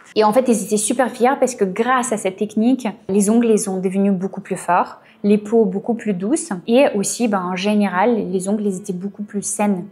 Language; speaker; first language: French; non-native, fluent; Russian